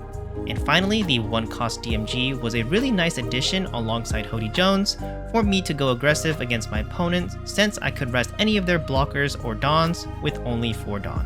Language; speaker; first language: English; native; English